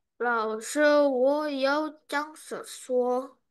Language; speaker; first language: Chinese; non-native, learner; Indonesian